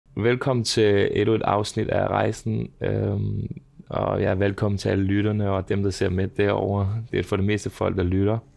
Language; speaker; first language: Danish; early bilingual, other home language; Serbian